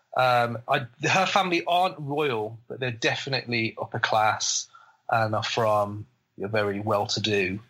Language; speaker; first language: English; native; English